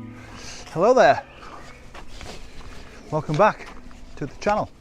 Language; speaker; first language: English; native; English